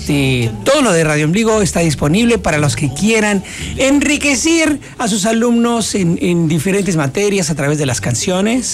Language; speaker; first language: Spanish; native; Spanish